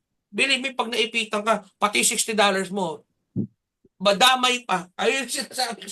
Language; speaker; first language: Filipino; native; Filipino